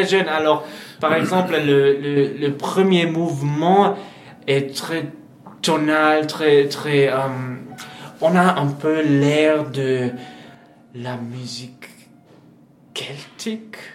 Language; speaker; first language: French; non-native, fluent; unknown